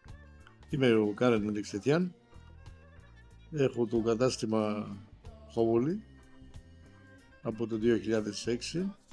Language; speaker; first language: Greek; non-native, fluent; Armenian